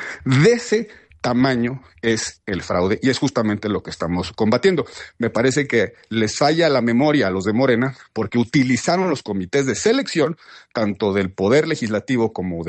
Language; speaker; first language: Spanish; native; Spanish